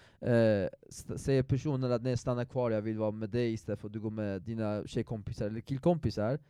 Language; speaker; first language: Swedish; non-native, fluent; Persian